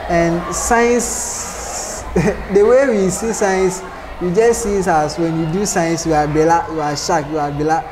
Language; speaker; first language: English; non-native, local second language; Akan